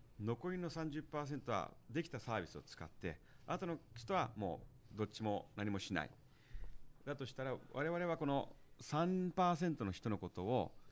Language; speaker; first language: Japanese; early bilingual, heritage; Japanese